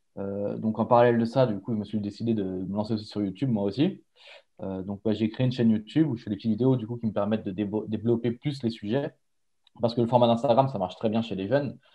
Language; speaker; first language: French; native; French